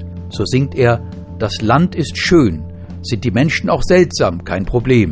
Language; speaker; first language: German; native; German